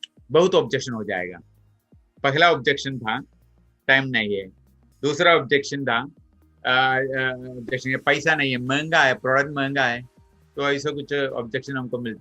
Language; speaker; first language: Hindi; non-native, local second language; Malayalam